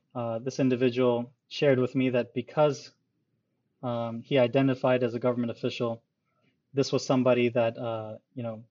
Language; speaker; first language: English; early bilingual, other home language; Urdu